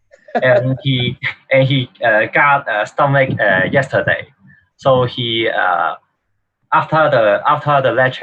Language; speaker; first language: English; non-native, learner; Cantonese